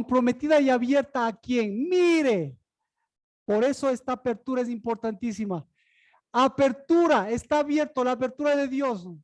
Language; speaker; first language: Spanish; native; Spanish